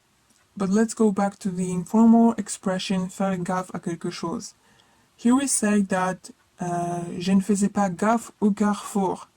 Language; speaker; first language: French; non-native, fluent; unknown